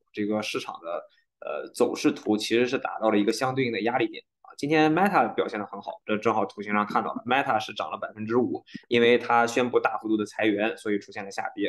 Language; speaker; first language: Chinese; native; Chinese